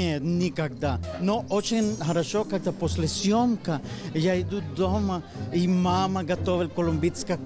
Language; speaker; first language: Ukrainian; non-native, learner; Spanish